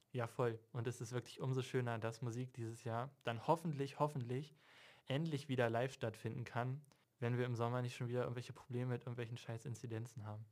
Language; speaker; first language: German; native; German